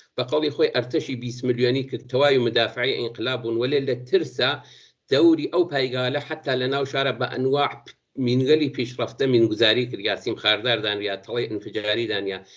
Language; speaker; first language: Central Kurdish; non-native, local second language; Southern Kurdish